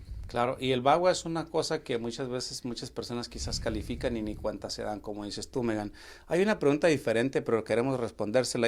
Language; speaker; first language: Spanish; native; Spanish